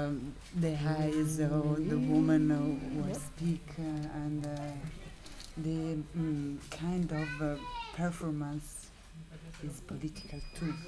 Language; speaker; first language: English; non-native, learner; Italian